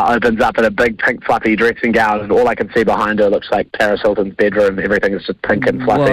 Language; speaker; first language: English; native; English